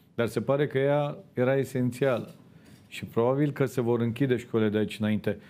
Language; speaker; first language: Romanian; native; Romanian